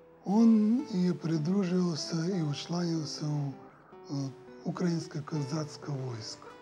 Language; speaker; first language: Ukrainian; early bilingual, heritage; Serbian